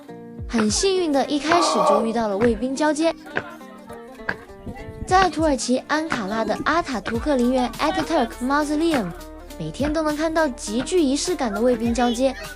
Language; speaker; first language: Chinese; native; Chinese